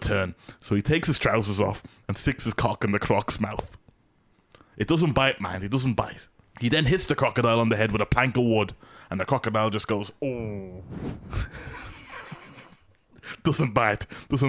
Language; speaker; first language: English; native; English